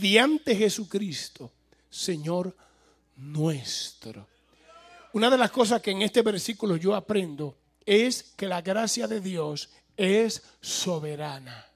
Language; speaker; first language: Spanish; native; Spanish